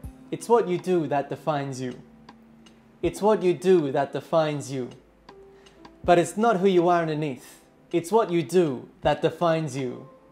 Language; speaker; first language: English; native; English